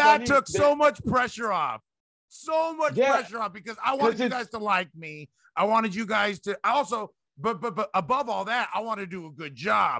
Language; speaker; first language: English; early bilingual, other home language; Spanish